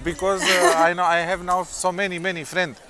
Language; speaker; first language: English; non-native, learner; Romanian